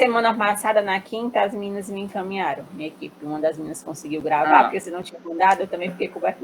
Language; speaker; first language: Portuguese; native; Portuguese